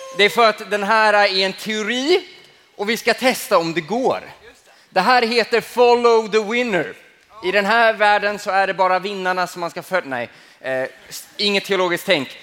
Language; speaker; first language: Swedish; early bilingual, other home language; Finnish